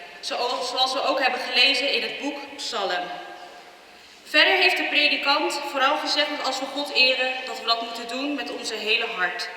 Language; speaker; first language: Dutch; early bilingual, other home language; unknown